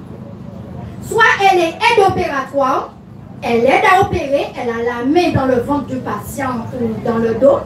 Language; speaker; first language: French; native; French